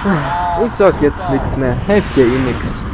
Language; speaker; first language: German; native; German